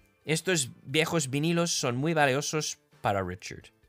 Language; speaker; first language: Spanish; non-native, fluent; English